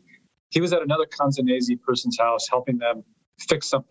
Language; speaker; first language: English; early bilingual, other home language; Italian